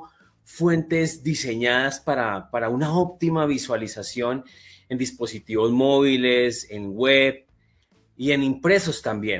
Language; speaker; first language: Spanish; native; Spanish